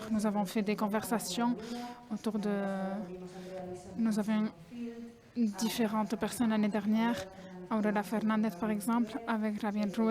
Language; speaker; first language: French; non-native, fluent; Spanish